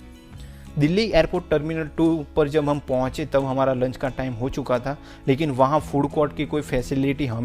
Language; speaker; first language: Hindi; native; Hindi